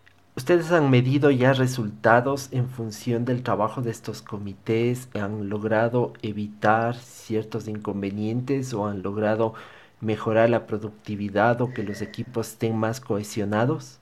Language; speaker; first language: Spanish; native; Spanish